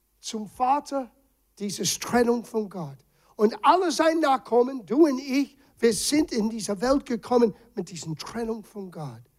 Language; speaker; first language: German; non-native, fluent; English